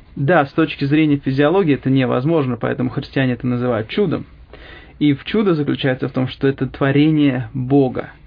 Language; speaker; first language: Russian; native; Russian